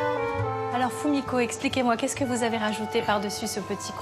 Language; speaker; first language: French; native; French